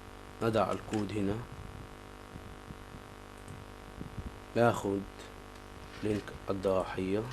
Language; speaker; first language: Arabic; native; Arabic